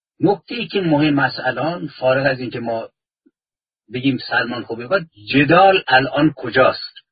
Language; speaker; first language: Persian; native; Persian